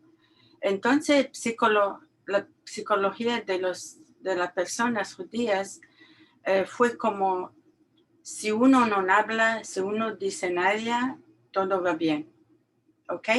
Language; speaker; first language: Spanish; non-native, learner; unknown